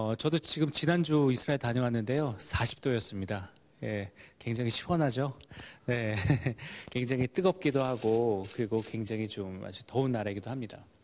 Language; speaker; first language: Korean; early bilingual, heritage; Korean